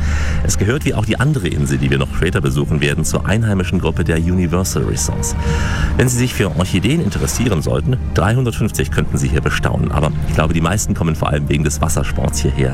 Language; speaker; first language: German; native; German